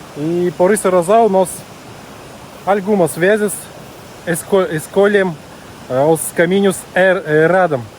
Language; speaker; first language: Portuguese; non-native, learner; Russian